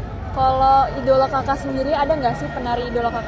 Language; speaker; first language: Indonesian; native; Indonesian